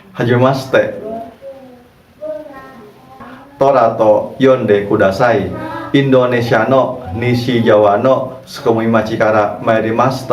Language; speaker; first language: Japanese; non-native, learner; Indonesian